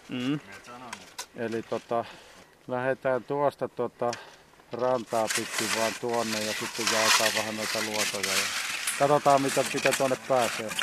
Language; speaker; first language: Finnish; native; Finnish